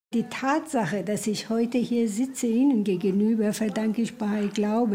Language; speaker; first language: German; early bilingual, other home language; Persian